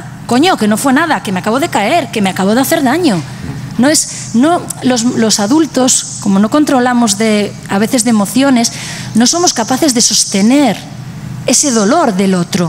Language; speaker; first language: Spanish; native; Spanish